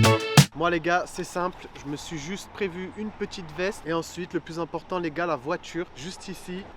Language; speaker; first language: French; native; French